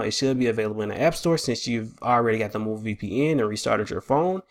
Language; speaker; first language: English; native; English